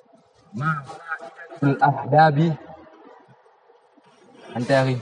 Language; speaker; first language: Arabic; non-native, learner; Indonesian